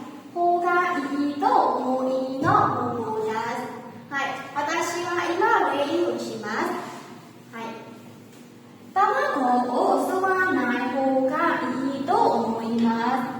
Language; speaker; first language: Japanese; non-native, learner; Burmese